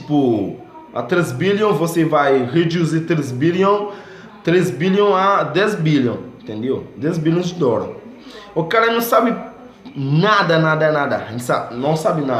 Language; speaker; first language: Portuguese; non-native, fluent; Haitian Creole